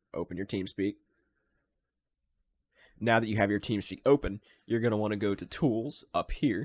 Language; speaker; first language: English; native; English